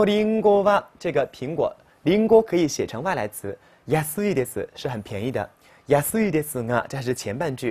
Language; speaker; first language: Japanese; non-native, fluent; Chinese